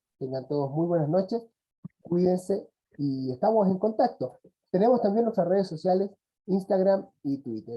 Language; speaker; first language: Spanish; native; Spanish